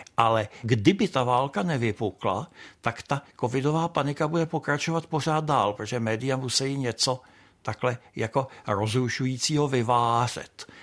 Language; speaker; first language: Czech; native; Czech